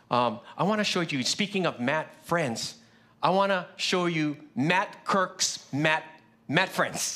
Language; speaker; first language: English; early bilingual, other home language; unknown